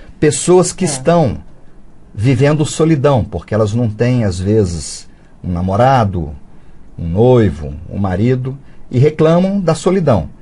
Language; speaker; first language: Portuguese; early bilingual, other home language; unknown